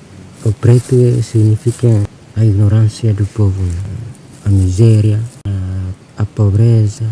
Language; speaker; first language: Portuguese; non-native, learner; Tetum